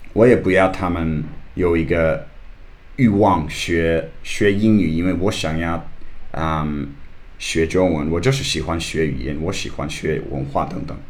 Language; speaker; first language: Chinese; non-native, learner; English